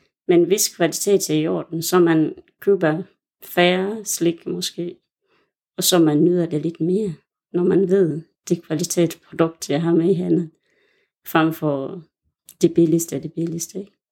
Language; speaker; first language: Danish; non-native, fluent; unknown